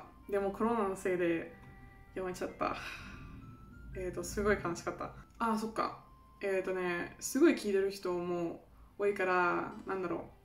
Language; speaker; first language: Japanese; non-native, fluent; German